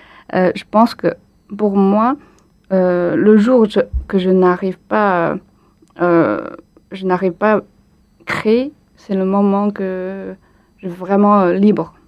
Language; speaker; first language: French; non-native, fluent; Chinese